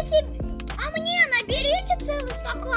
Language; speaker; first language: Russian; native; Russian